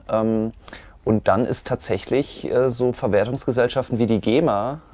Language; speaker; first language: German; native; German